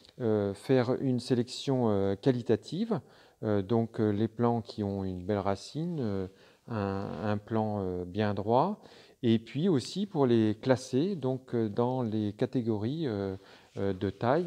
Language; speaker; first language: French; native; French